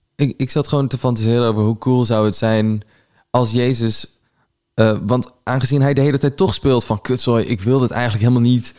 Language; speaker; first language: Dutch; early bilingual, other home language; Persian